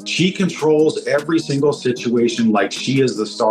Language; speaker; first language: English; native; English